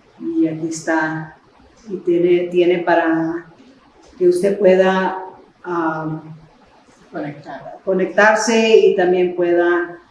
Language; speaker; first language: Spanish; early bilingual, other home language; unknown